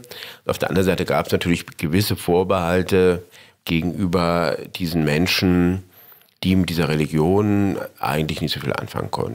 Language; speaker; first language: German; native; German